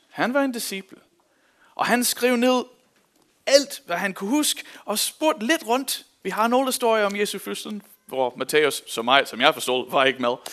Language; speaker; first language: Danish; non-native, fluent; English